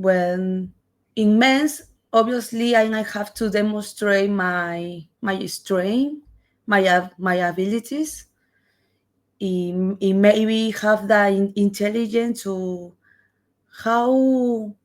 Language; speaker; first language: English; non-native, learner; Spanish